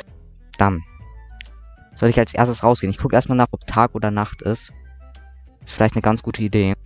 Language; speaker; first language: German; native; German